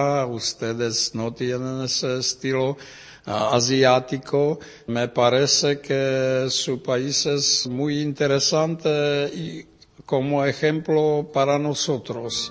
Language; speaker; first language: Spanish; non-native, learner; Czech